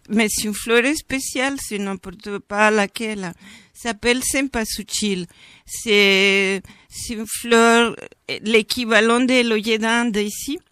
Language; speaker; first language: French; non-native, fluent; Spanish